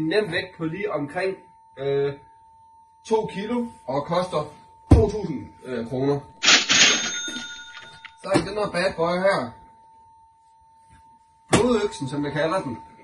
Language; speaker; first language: Danish; native; Danish